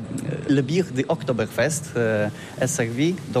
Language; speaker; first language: French; non-native, learner; Polish